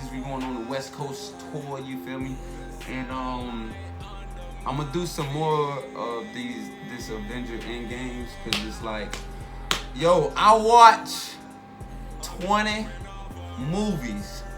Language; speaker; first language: English; native; English